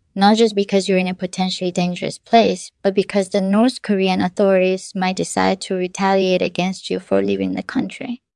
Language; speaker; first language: English; non-native, fluent; Korean